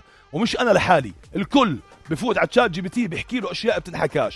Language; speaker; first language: Arabic; native; Arabic